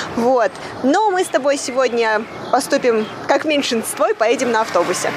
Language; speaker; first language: Russian; native; Russian